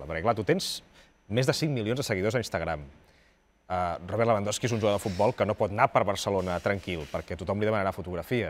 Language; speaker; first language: Catalan; native; Catalan